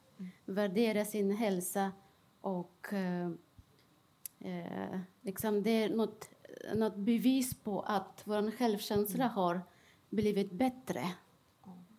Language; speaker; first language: Swedish; non-native, fluent; Persian